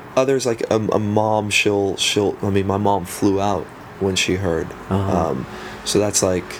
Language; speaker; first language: English; early bilingual, other home language; Afrikaans